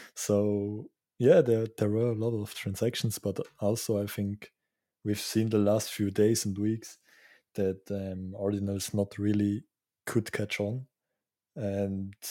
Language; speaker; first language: English; non-native, fluent; Swiss German